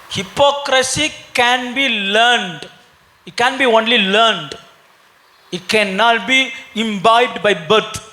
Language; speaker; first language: English; non-native, local second language; Tamil